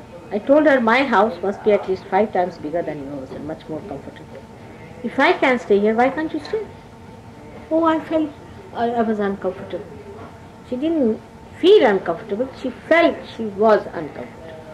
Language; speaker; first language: English; non-native, local second language; Marathi